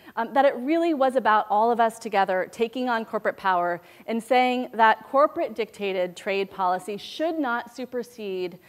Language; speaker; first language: English; native; English